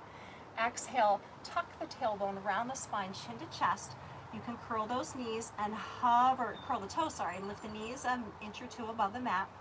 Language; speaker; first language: English; native; English